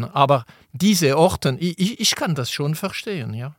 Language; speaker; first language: German; non-native, local second language; French